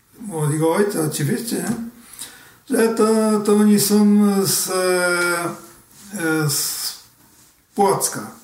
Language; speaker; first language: Polish; early bilingual, heritage; Portuguese